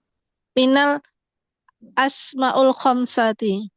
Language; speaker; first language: Arabic; non-native, learner; Indonesian